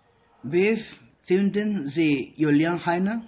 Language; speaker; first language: German; non-native, learner; Spanish